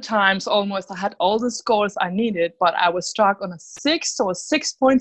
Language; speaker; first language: English; non-native, fluent; Danish